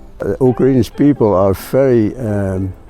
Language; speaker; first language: English; non-native, learner; Dutch